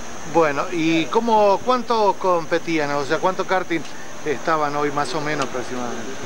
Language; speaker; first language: Spanish; native; Spanish